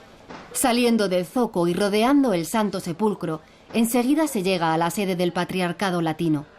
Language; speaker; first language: Spanish; native; Spanish